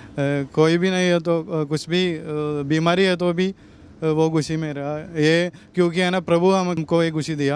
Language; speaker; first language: Hindi; non-native, local second language; Malayalam